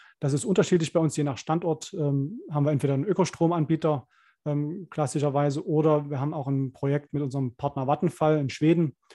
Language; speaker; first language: German; native; German